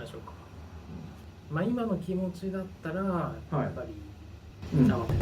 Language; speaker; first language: Japanese; native; Japanese